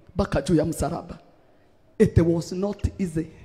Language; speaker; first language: English; non-native, local second language; Swahili